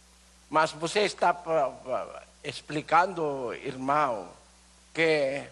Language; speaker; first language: Portuguese; non-native, learner; Filipino